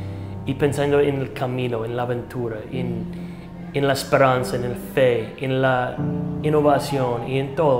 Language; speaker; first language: Spanish; non-native, fluent; English